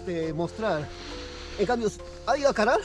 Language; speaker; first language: Spanish; native; Spanish